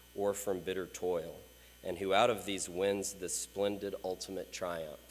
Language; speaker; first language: English; native; English